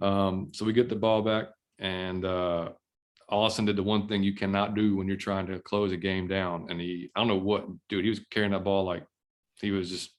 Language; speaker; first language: English; native; English